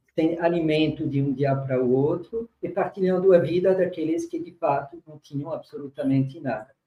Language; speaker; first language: Portuguese; non-native, fluent; French